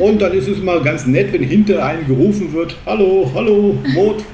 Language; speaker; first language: German; native; German